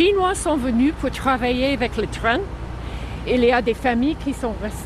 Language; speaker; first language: French; non-native, fluent; English